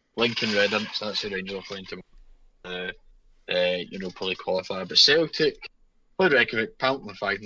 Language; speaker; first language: English; native; English